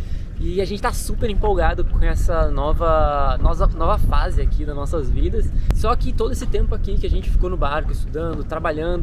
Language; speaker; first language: Portuguese; native; Portuguese